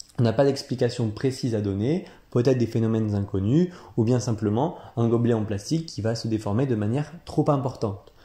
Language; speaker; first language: French; native; French